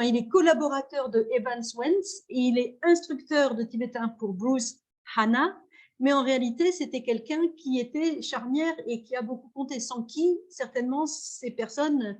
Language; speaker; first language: French; native; French